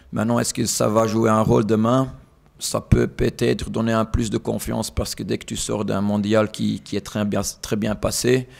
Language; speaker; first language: French; non-native, fluent; Dutch